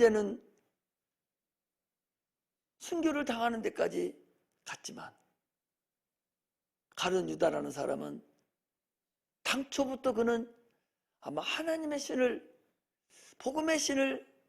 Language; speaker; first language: Korean; native; Korean